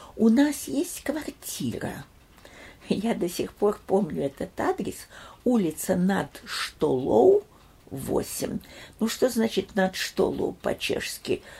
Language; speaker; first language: Russian; early bilingual, heritage; Russian